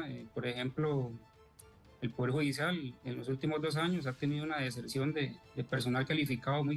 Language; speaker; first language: Spanish; native; Spanish